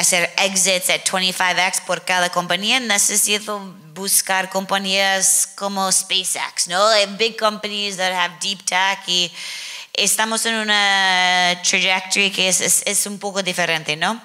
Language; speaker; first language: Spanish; non-native, learner; English